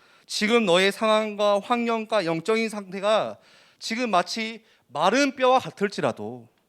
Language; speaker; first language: Korean; native; Korean